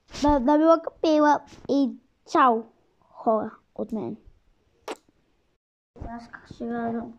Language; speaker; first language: Bulgarian; native; Bulgarian